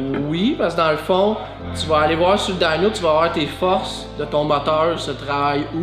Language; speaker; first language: French; native; French